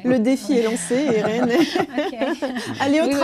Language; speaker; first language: French; native; French